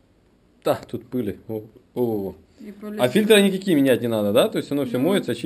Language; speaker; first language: Russian; native; Russian